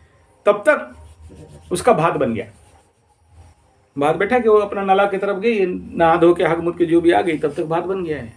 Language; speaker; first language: Hindi; non-native, local second language; Odia